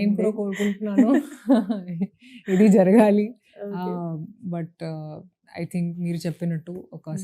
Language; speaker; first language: Telugu; non-native, local second language; Hindi